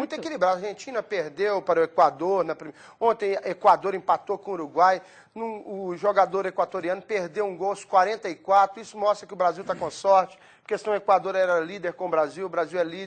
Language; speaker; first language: Portuguese; native; Portuguese